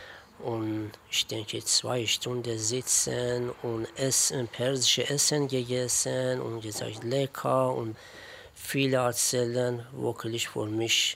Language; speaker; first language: German; non-native, learner; Persian